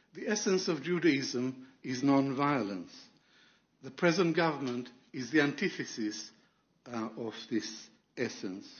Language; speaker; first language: English; non-native, fluent; Arabic